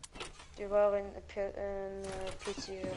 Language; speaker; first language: German; non-native, local second language; Luxembourgish